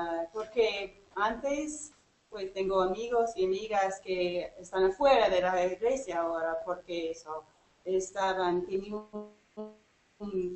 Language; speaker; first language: Spanish; non-native, learner; English